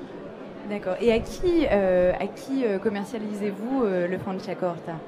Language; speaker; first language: French; native; French